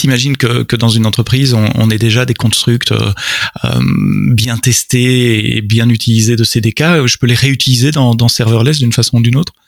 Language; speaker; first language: French; native; French